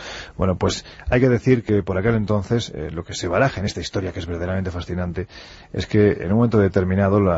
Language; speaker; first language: Spanish; native; Spanish